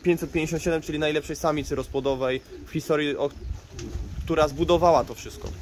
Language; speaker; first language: Polish; native; Polish